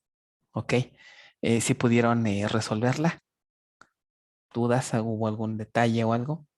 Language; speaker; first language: Spanish; native; Spanish